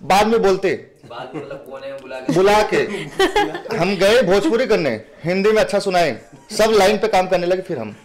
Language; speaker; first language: Hindi; native; Hindi